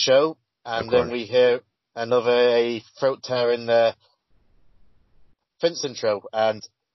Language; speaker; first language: English; native; English